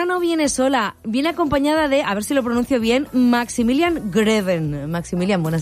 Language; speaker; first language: Spanish; native; Spanish